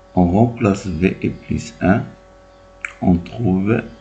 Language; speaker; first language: French; non-native, local second language; Arabic